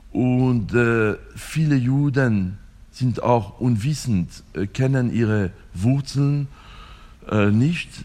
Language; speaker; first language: German; non-native, fluent; French